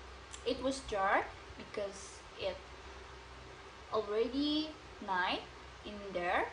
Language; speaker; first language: English; non-native, learner; Indonesian